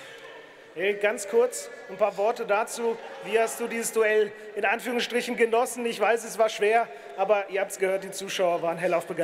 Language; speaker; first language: German; native; German